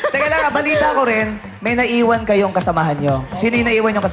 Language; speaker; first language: Filipino; native; Filipino